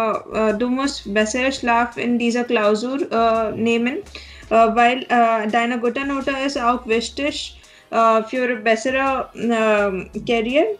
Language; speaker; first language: German; non-native, learner; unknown